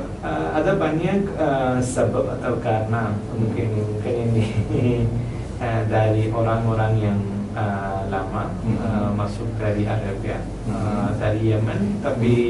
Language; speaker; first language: Indonesian; non-native, learner; Malayalam